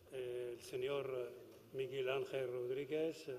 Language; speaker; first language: Spanish; non-native, fluent; Arabic